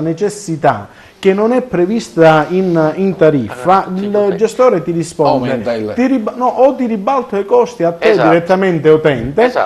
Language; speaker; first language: Italian; native; Italian